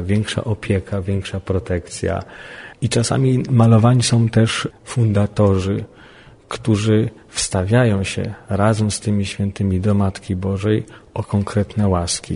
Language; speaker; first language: Polish; native; Polish